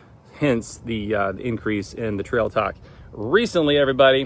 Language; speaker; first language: English; native; English